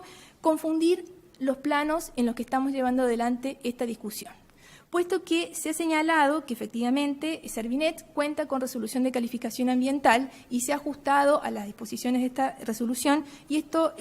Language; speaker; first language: Spanish; native; Spanish